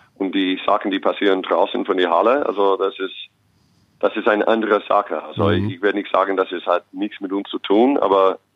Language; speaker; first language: German; non-native, fluent; English